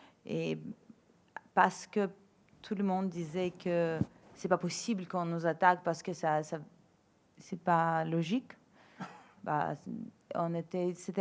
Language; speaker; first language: French; non-native, fluent; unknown